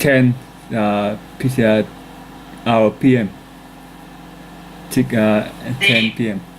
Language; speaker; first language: English; non-native, learner; Vietnamese